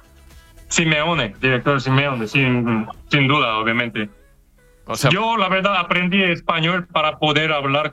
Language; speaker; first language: Spanish; non-native, learner; Korean